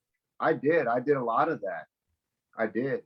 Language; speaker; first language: English; native; English